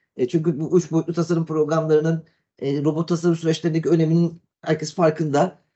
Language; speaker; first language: Turkish; native; Turkish